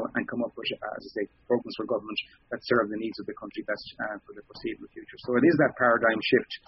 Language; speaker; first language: English; native; English